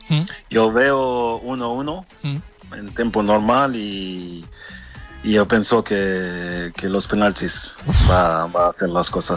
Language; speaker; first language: Spanish; non-native, fluent; French